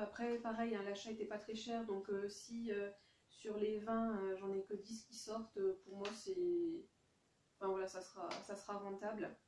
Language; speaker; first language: French; native; French